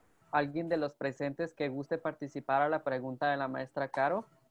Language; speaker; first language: Spanish; native; Spanish